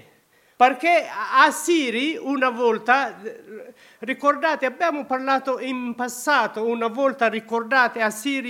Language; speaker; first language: Italian; non-native, learner; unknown